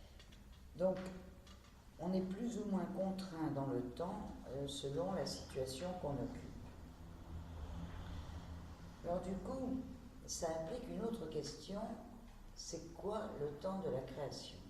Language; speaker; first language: French; native; French